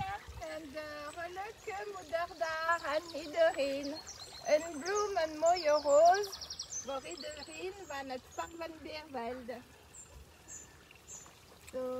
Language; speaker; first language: Dutch; non-native, local second language; French